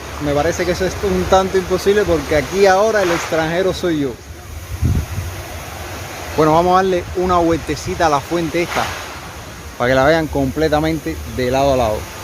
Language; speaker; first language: Spanish; native; Spanish